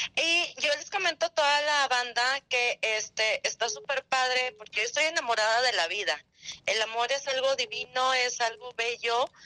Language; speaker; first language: Spanish; native; Spanish